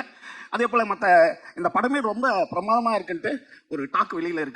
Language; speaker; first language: Tamil; native; Tamil